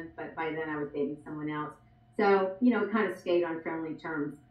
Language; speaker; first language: English; native; English